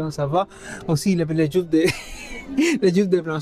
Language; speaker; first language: French; non-native, fluent; Spanish